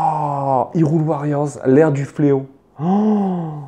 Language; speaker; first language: French; native; French